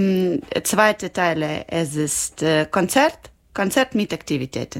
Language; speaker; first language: German; non-native, learner; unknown